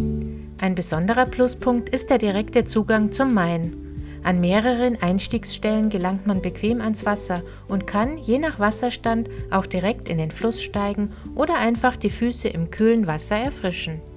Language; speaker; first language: German; native; German